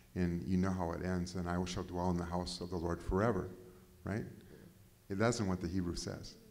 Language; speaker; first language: English; native; English